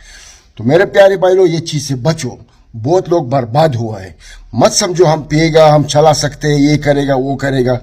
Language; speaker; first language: Hindi; non-native, fluent; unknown